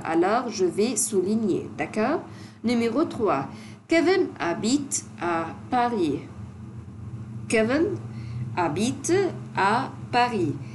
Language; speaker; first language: French; non-native, fluent; Arabic